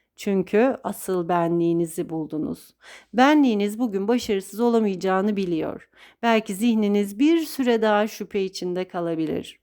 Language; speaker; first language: Turkish; native; Turkish